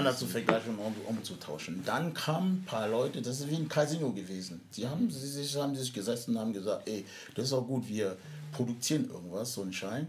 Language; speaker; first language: German; non-native, fluent; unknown